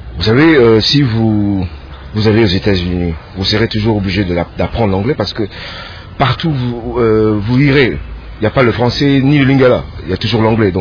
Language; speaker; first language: French; non-native, local second language; Lingala